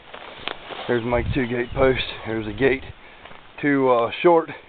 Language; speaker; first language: English; native; English